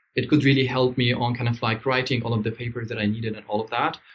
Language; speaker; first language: English; non-native, fluent; Arabic